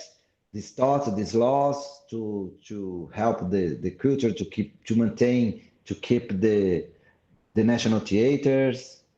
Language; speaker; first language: English; non-native, fluent; Portuguese